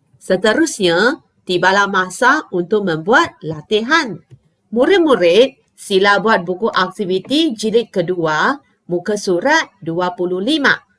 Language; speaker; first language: Malay; non-native, local second language; Chinese